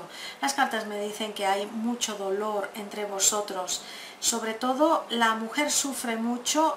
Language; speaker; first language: Spanish; native; Spanish